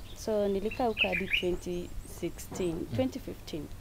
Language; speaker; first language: Swahili; non-native, local second language; Kalenjin